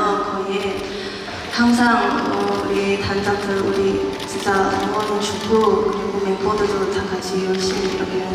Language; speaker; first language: Korean; non-native, fluent; Chinese